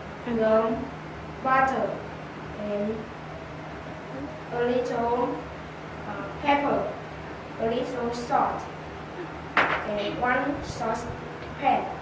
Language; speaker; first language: English; non-native, learner; Vietnamese